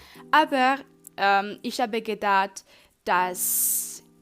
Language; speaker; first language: German; non-native, learner; French